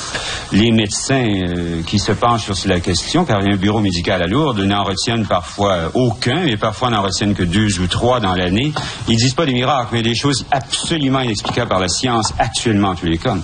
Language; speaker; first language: French; native; French